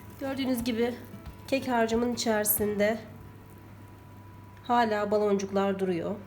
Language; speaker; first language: Turkish; native; Turkish